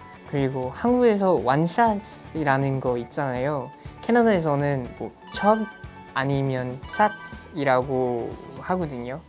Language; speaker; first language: Korean; non-native, fluent; English